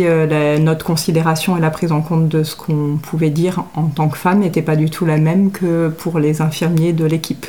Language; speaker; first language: French; native; French